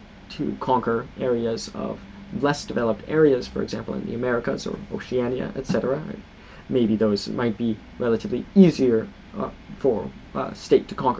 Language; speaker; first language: English; native; English